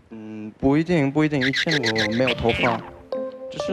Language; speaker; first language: Chinese; non-native, learner; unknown